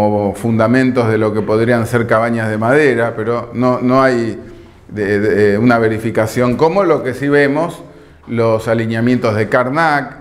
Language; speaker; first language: Spanish; native; Spanish